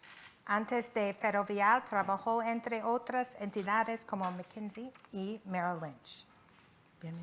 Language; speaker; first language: Spanish; non-native, fluent; English